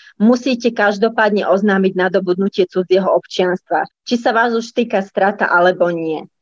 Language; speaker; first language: Slovak; native; Slovak